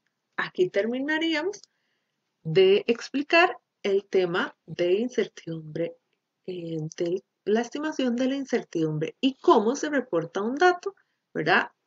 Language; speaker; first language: Spanish; native; Spanish